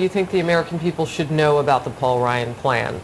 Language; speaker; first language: English; native; English